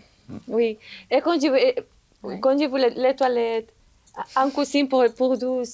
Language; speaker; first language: French; non-native, learner; Spanish